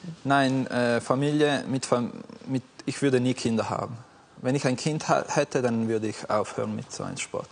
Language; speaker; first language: German; non-native, fluent; Italian